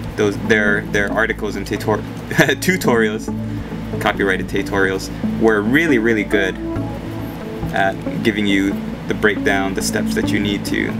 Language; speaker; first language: English; native; English